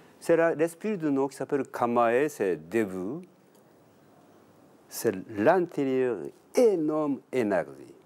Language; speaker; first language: French; non-native, learner; Japanese